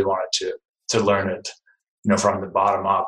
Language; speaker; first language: English; non-native, fluent; Danish